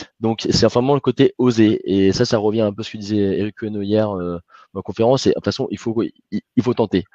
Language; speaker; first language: French; native; French